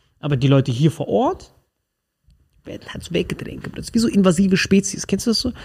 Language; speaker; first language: German; non-native, fluent; Spanish